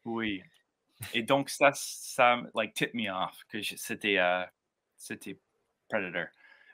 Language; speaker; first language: French; non-native, learner; English